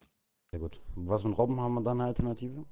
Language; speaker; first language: German; native; German